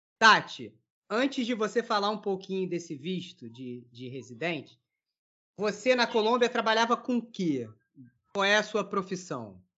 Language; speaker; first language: Portuguese; native; Portuguese